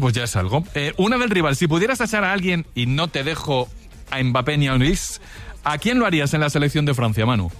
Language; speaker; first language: Spanish; native; Spanish